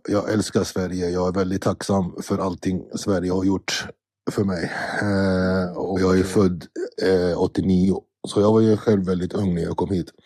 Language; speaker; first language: Swedish; early bilingual, other home language; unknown